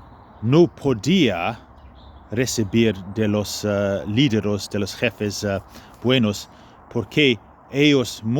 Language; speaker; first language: Spanish; non-native, fluent; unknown